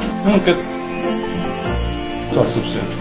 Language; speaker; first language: Korean; non-native, learner; French